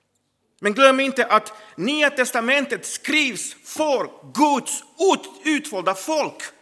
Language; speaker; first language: Swedish; non-native, fluent; Croatian